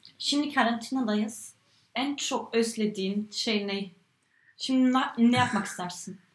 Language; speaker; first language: Turkish; early bilingual, heritage; Turkish